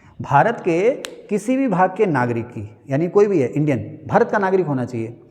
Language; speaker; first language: Hindi; native; Hindi